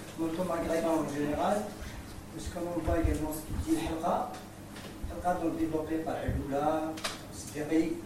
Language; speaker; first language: French; non-native, local second language; Arabic